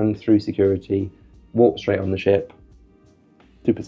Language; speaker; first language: English; native; English